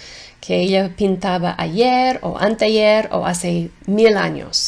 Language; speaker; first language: Spanish; non-native, fluent; English